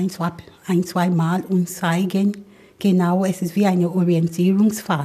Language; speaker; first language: German; non-native, fluent; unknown